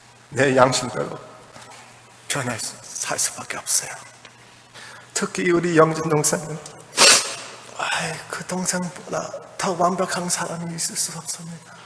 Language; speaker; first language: Korean; early bilingual, heritage; Korean